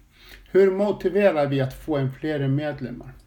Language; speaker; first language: Swedish; non-native, fluent; Icelandic